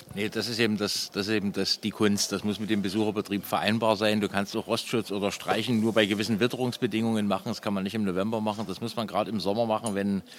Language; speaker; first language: German; native; German